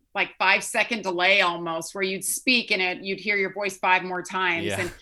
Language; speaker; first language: English; native; English